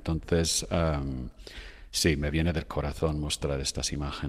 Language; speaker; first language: Spanish; non-native, fluent; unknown